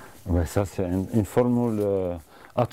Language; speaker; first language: French; non-native, fluent; Bulgarian